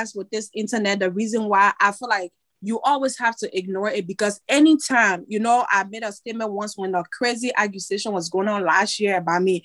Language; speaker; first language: English; non-native, fluent; French